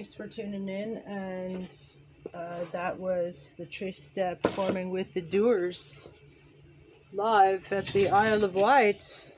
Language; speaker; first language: English; native; English